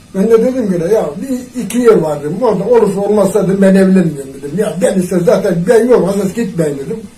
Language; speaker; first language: Turkish; native; Turkish